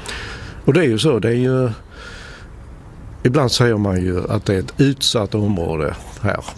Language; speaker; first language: Swedish; native; Swedish